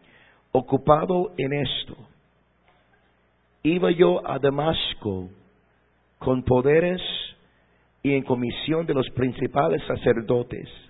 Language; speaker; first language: Spanish; non-native, fluent; English